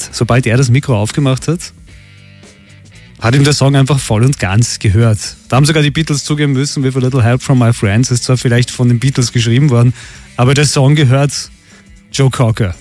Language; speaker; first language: German; native; German